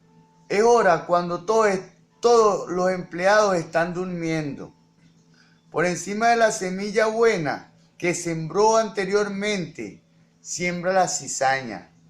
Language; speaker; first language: Spanish; native; Spanish